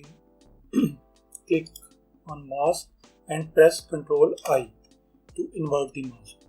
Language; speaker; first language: English; non-native, local second language; Hindi